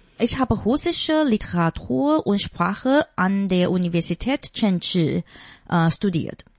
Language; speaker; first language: German; non-native, fluent; Chinese